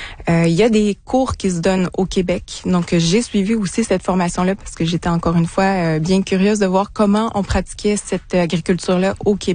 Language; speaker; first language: French; native; French